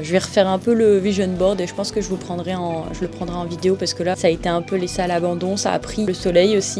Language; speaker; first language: French; native; French